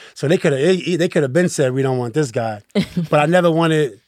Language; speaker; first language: English; early bilingual, other home language; Akan